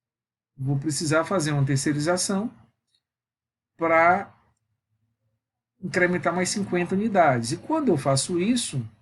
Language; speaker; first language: Portuguese; native; Portuguese